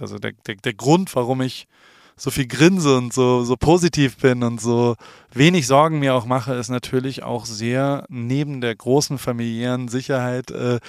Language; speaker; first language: German; native; German